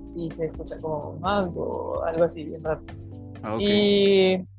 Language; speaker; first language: Spanish; native; Spanish